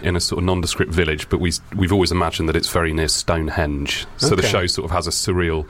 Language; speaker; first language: English; native; English